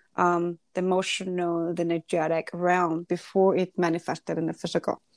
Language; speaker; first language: English; non-native, fluent; Spanish